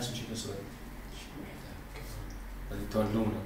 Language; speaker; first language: Italian; non-native, learner; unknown